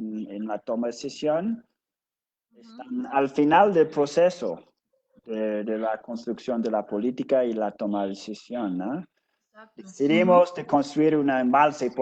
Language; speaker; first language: Spanish; non-native, fluent; English